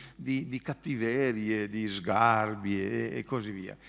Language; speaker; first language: Italian; native; Italian